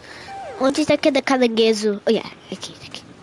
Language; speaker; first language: Portuguese; early bilingual, heritage; Portuguese